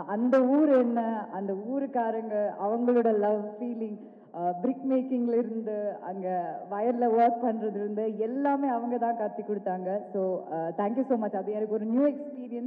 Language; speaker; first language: Tamil; non-native, local second language; Malayalam